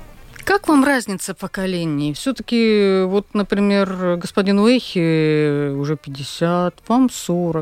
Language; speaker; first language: Russian; native; Russian